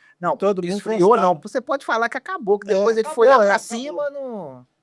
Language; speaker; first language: Portuguese; native; Portuguese